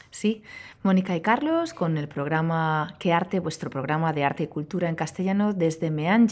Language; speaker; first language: Spanish; native; Spanish